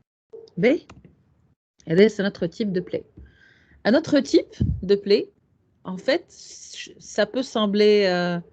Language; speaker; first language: French; non-native, local second language; Arabic